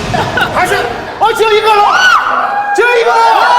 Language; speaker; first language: Chinese; native; Chinese